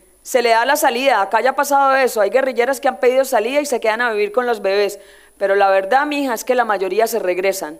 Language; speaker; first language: Spanish; native; Spanish